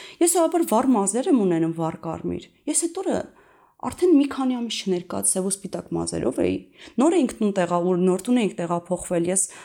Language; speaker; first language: Armenian; native; Armenian